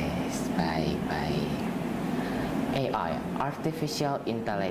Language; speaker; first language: Indonesian; native; Indonesian